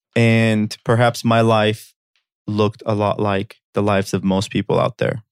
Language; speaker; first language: English; early bilingual, other home language; Armenian